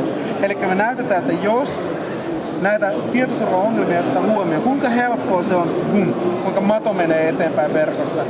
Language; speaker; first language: Finnish; native; Finnish